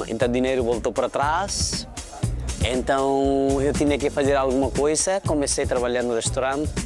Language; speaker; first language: Portuguese; non-native, fluent; Nepali